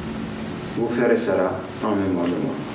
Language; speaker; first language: French; native; French